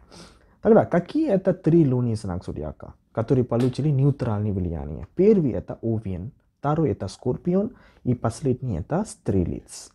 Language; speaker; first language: Russian; non-native, learner; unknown